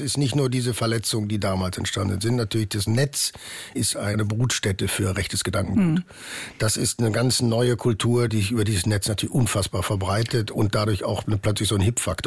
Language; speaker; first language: German; native; German